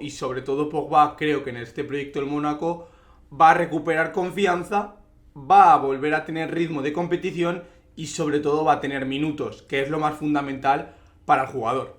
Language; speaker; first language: Spanish; native; Spanish